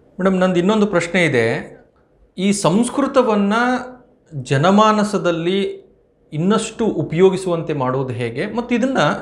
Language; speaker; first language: Kannada; native; Kannada